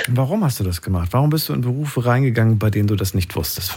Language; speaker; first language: German; native; German